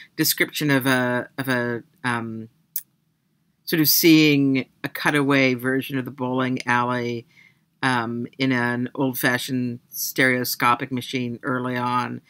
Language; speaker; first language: English; native; English